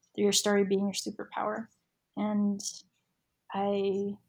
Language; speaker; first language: English; early bilingual, other home language; Spanish